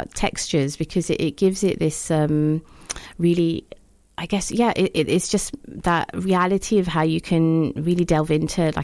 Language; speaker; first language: English; native; English